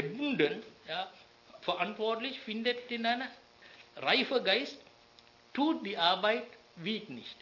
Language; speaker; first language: German; non-native, learner; Sinhala